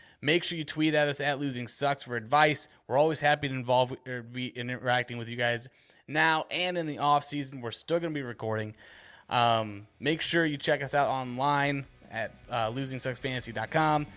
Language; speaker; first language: English; native; English